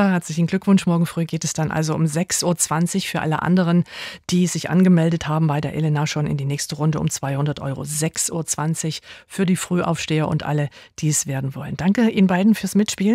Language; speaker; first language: German; native; German